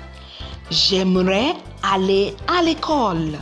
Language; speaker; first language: French; non-native, learner; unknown